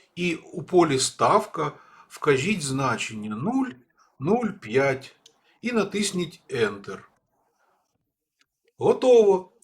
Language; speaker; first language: Ukrainian; native; Ukrainian